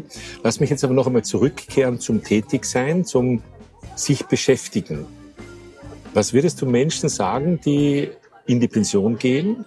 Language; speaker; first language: German; native; German